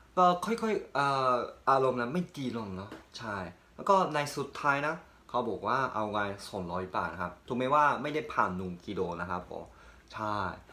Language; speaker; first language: Thai; non-native, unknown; Japanese